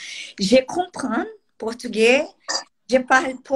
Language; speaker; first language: French; non-native, learner; Portuguese